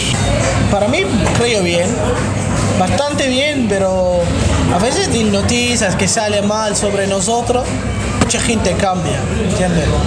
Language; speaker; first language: Spanish; non-native, learner; Arabic